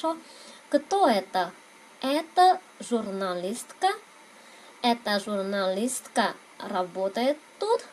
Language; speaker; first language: Russian; non-native, fluent; Vietnamese